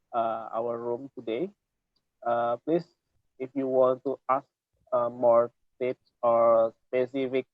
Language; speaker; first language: English; non-native, learner; Indonesian